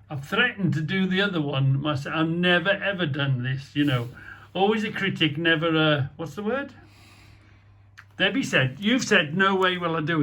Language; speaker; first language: English; native; English